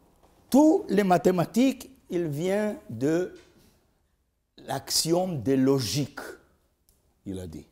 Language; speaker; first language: French; non-native, learner; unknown